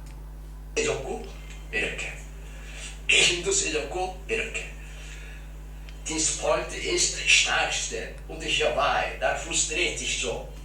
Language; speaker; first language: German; non-native, learner; Korean